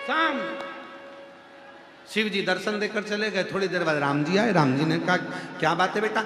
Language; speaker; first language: Hindi; native; Hindi